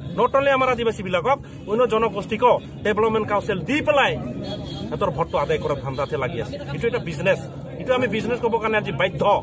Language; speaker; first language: Assamese; non-native, local second language; Sadri